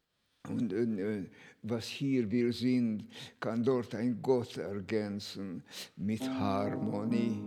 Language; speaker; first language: German; non-native, fluent; Hungarian